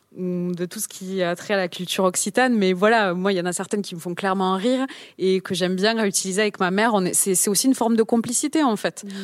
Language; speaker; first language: French; native; French